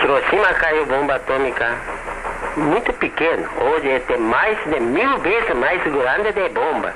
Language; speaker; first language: Portuguese; non-native, learner; Japanese